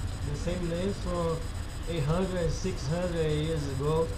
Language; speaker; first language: English; non-native, fluent; Portuguese